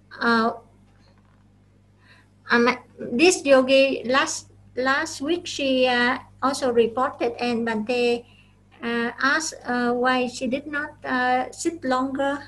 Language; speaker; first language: English; non-native, fluent; Vietnamese